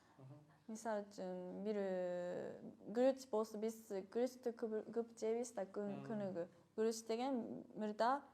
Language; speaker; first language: Kyrgyz; non-native, fluent; Japanese